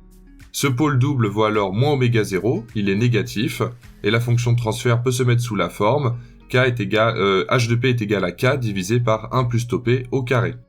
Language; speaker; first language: French; native; French